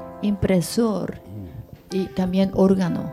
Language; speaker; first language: Spanish; non-native, fluent; Japanese